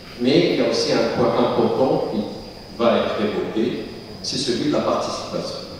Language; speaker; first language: French; non-native, local second language; Arabic